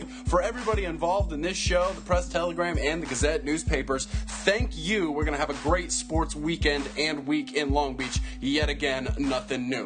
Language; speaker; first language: English; native; English